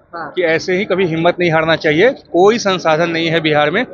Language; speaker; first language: Hindi; native; Hindi